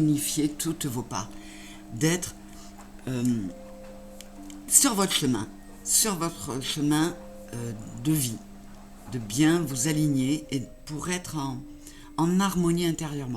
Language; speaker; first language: French; native; French